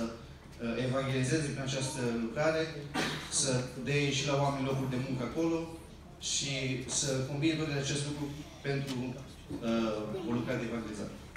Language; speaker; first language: Romanian; early bilingual, heritage; Romanian